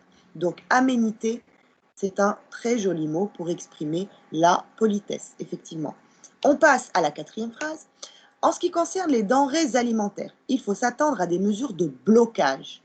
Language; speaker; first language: French; non-native, local second language; Arabic